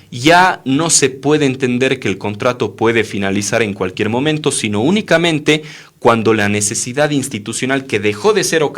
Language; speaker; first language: Spanish; native; Spanish